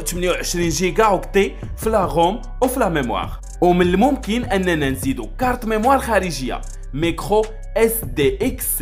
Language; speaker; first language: Arabic; native; Arabic